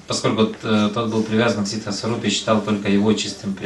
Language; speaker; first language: Russian; native; Russian